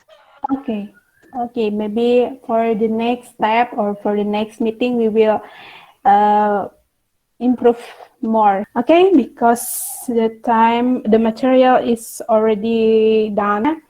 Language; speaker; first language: English; non-native, fluent; Indonesian